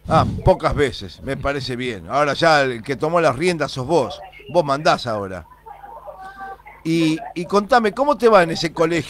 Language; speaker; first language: Spanish; native; Spanish